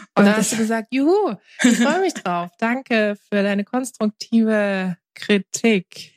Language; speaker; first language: German; early bilingual, other home language; Turkish